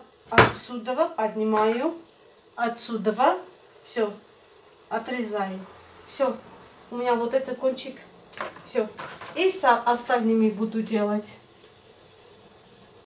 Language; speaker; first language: Russian; non-native, fluent; Armenian